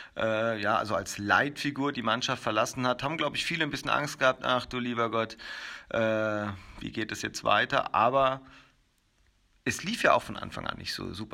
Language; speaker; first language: German; native; German